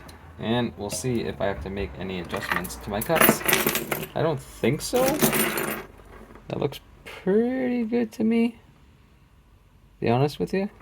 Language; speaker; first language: English; native; English